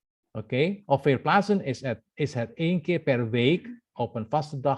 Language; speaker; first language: Dutch; non-native, fluent; Indonesian